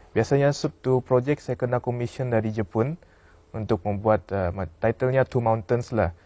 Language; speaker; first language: Malay; native; Malay